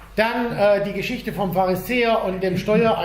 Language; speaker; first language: German; native; German